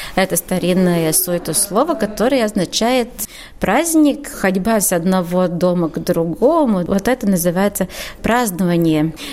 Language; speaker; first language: Russian; non-native, learner; Latvian